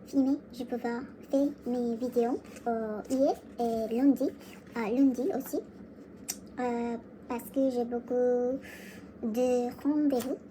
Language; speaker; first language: French; non-native, learner; Korean